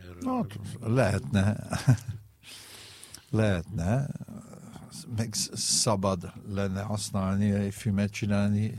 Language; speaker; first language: Hungarian; non-native, learner; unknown